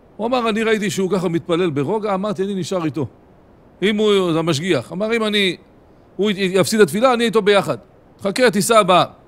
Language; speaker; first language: Hebrew; native; Hebrew